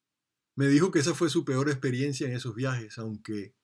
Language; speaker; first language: Spanish; native; Spanish